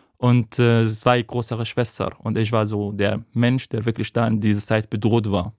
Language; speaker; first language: German; non-native, fluent; Arabic